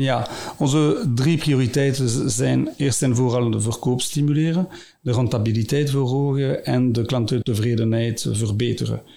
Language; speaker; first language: Dutch; non-native, local second language; French